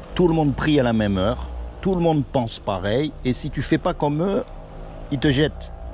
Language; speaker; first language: French; native; French